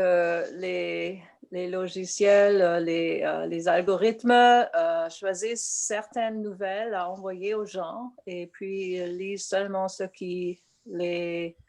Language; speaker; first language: French; non-native, local second language; English